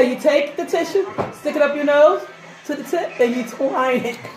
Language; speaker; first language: English; native; English